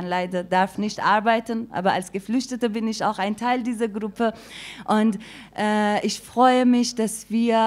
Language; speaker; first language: German; non-native, fluent; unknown